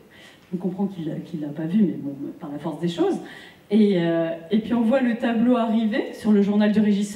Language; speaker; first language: French; native; French